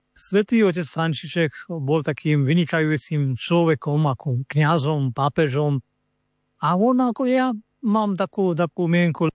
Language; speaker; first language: Slovak; non-native, fluent; Malayalam